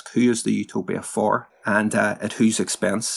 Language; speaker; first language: English; native; English